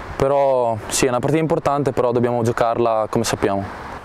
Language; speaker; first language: Italian; native; Italian